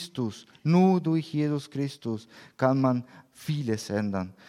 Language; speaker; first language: German; non-native, learner; Spanish